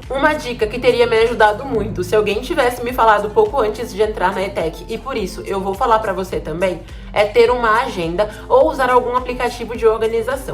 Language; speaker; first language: Portuguese; native; Portuguese